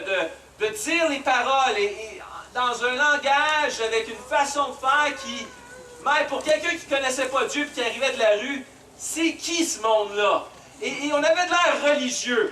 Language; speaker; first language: French; native; French